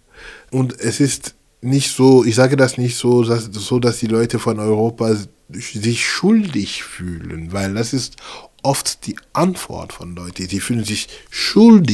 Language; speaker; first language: German; non-native, fluent; French